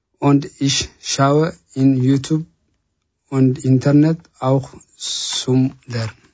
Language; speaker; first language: German; non-native, learner; Tigrinya